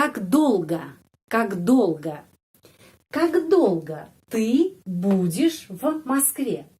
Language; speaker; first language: Russian; non-native, fluent; Indonesian